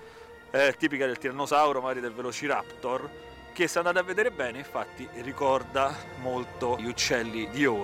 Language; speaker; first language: Italian; native; Italian